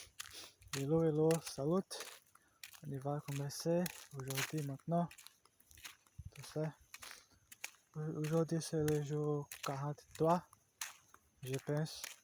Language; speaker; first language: French; non-native, learner; Portuguese